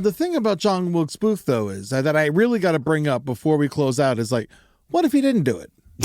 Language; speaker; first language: English; native; English